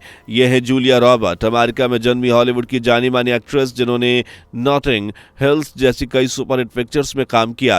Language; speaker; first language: Hindi; native; Hindi